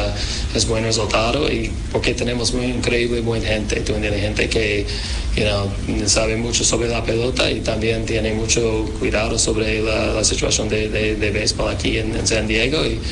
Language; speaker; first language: Spanish; non-native, fluent; English